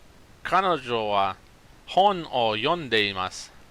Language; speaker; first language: Japanese; non-native, learner; English